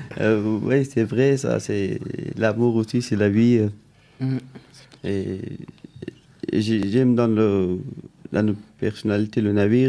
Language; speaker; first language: French; non-native, learner; Pashto